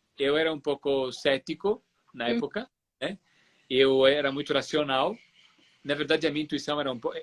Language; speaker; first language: Portuguese; non-native, fluent; Italian